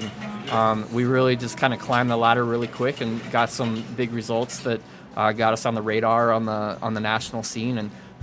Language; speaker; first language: English; native; English